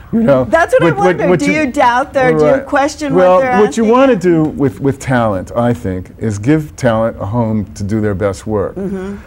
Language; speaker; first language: English; native; English